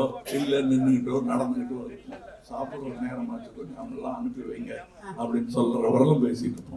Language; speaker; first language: Tamil; native; Tamil